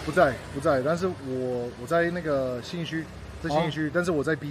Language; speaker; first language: Chinese; non-native, fluent; English